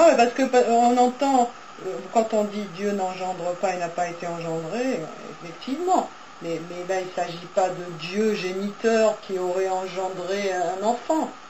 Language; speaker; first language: French; native; French